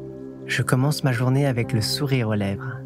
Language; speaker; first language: French; native; French